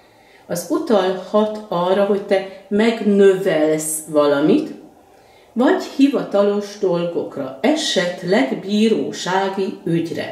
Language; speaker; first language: Hungarian; native; Hungarian